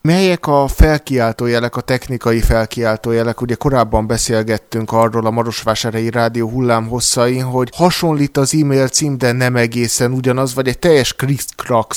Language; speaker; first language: Hungarian; native; Hungarian